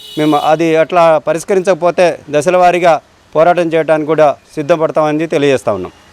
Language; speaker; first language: Telugu; non-native, local second language; Lambadi